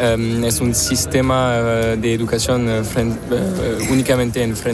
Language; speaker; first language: Spanish; non-native, learner; French